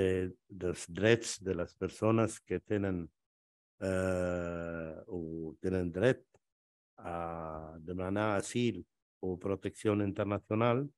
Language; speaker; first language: Catalan; non-native, fluent; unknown